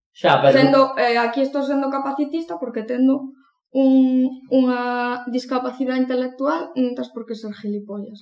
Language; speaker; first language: Galician; non-native, local second language; Spanish